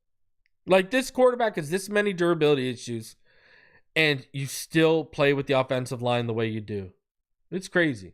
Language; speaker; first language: English; native; English